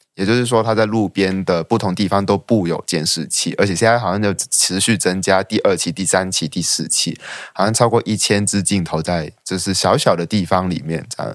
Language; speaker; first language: Chinese; non-native, local second language; Cantonese